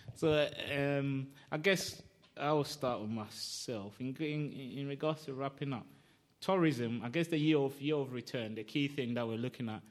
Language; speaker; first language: English; non-native, local second language; Akan